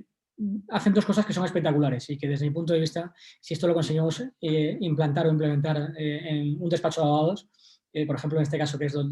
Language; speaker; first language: Spanish; native; Spanish